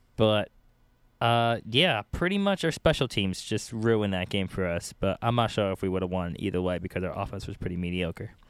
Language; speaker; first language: English; native; English